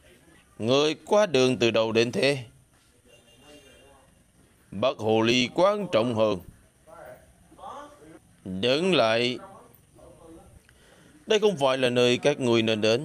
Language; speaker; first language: Vietnamese; native; Vietnamese